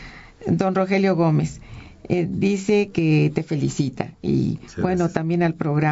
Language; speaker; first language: Spanish; native; Spanish